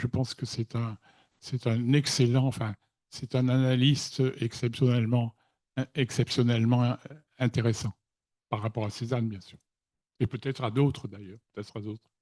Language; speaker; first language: French; native; French